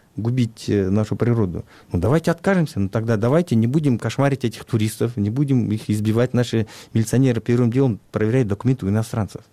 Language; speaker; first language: Russian; non-native, local second language; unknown